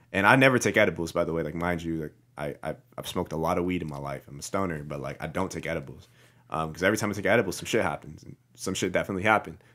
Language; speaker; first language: English; native; English